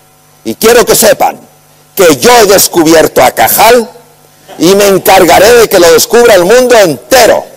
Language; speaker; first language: Spanish; native; Spanish